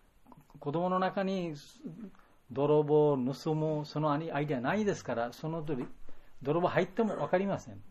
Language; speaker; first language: Japanese; non-native, fluent; Bangla